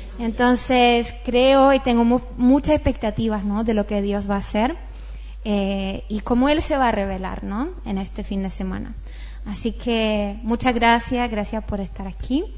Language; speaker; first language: Spanish; non-native, fluent; Swedish